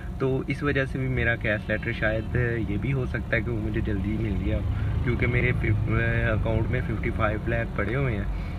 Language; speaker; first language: Urdu; native; Urdu